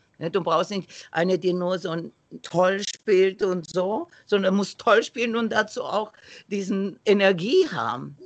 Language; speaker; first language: German; non-native, fluent; Romanian